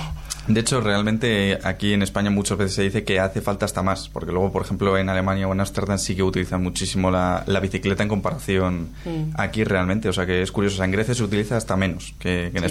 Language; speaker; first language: Spanish; native; Spanish